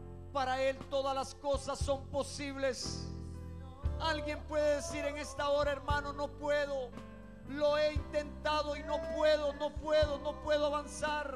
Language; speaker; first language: Spanish; native; Spanish